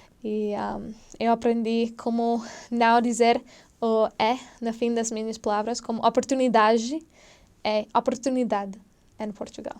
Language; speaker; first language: Portuguese; non-native, fluent; English